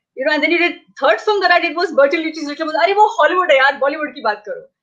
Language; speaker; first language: English; non-native, local second language; Hindi